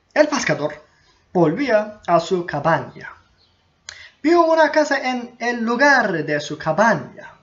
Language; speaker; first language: Spanish; non-native, fluent; Turkish